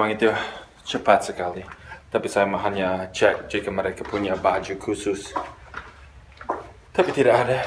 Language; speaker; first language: Indonesian; non-native, fluent; English